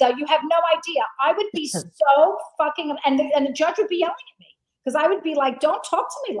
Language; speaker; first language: English; native; English